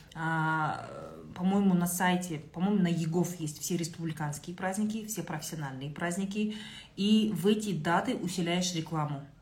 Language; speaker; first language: Russian; non-native, local second language; Kazakh